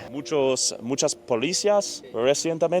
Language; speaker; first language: Spanish; non-native, learner; English